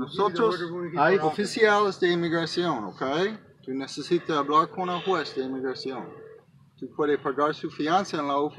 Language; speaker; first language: Spanish; non-native, learner; English